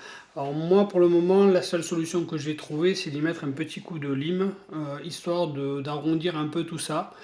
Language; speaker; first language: French; native; French